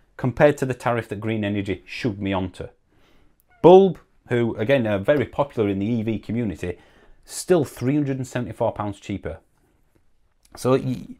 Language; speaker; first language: English; native; English